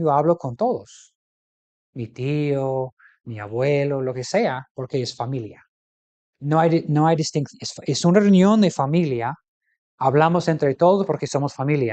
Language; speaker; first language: Spanish; non-native, fluent; English